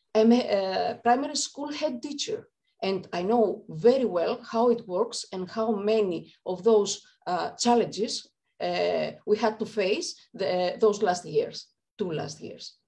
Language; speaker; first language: English; non-native, fluent; Greek